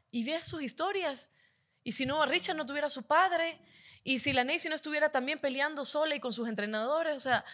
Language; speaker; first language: Spanish; native; Spanish